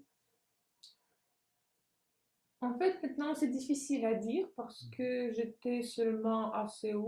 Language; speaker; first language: French; non-native, fluent; Russian